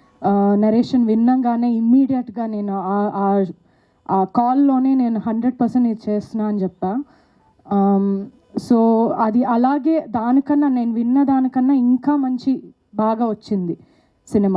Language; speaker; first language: Telugu; non-native, local second language; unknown